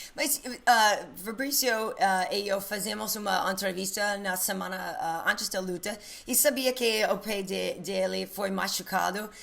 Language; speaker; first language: Portuguese; non-native, learner; English